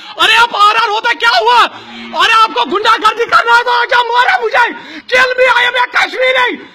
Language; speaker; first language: Hindi; non-native, local second language; Kashmiri